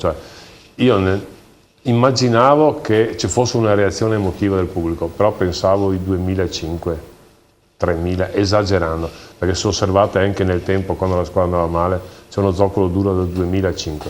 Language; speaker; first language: Italian; native; Italian